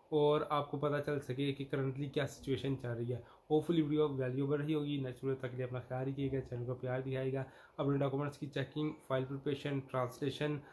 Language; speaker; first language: Urdu; non-native, local second language; Punjabi